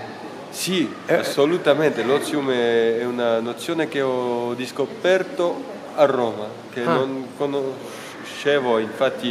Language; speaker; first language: Italian; non-native, fluent; French